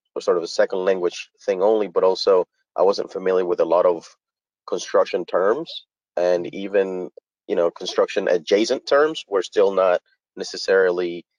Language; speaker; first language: English; early bilingual, other home language; Spanish